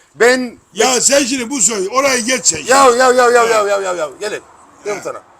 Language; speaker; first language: Turkish; early bilingual, heritage; Turkish